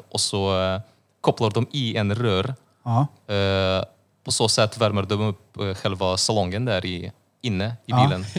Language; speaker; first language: Swedish; non-native, fluent; Russian